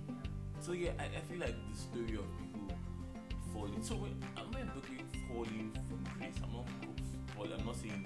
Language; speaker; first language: English; non-native, local second language; Igbo